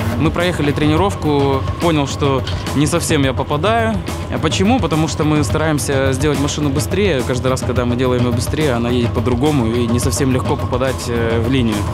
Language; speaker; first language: Russian; native; Russian